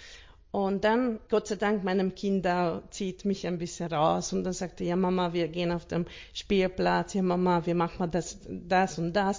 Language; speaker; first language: German; non-native, learner; Hungarian